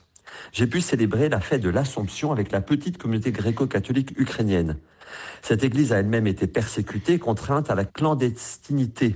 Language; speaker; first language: French; native; French